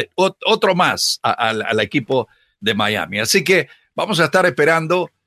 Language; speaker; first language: Spanish; native; Spanish